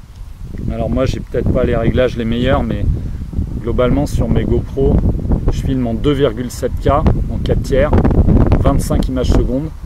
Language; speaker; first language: French; native; French